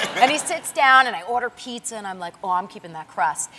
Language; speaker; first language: English; native; English